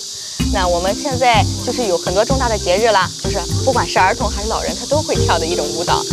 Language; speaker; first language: Chinese; native; Chinese